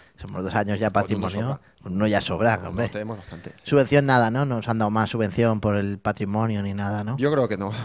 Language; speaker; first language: Spanish; native; Spanish